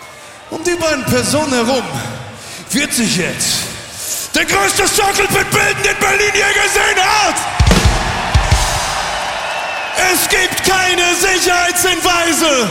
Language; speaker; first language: German; native; German